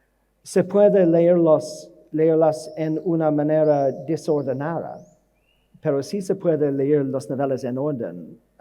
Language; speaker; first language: Spanish; non-native, learner; English